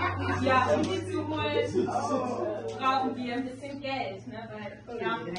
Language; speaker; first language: German; early bilingual, other home language; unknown